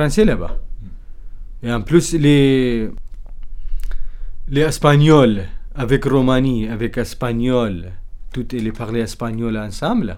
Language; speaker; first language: French; non-native, learner; Kurdish